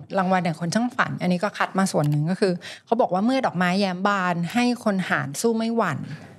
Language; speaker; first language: Thai; native; Thai